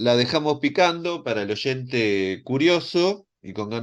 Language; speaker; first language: Spanish; native; Spanish